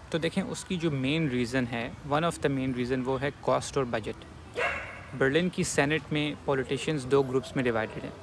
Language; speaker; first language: Urdu; native; Urdu